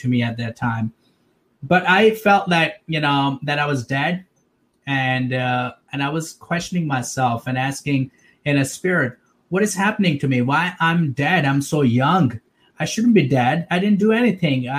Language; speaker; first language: English; non-native, local second language; Urdu